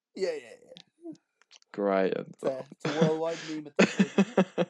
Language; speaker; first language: English; native; English